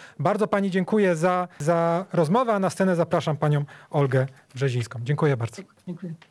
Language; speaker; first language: Polish; native; Polish